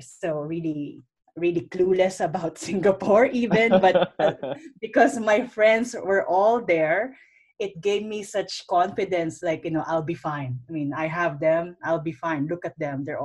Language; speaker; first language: English; non-native, local second language; Filipino